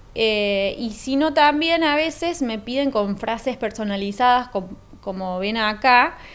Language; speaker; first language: Spanish; native; Spanish